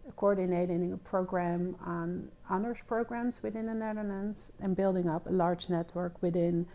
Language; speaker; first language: English; non-native, fluent; Dutch